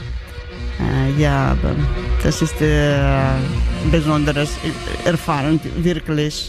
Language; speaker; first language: German; non-native, learner; Georgian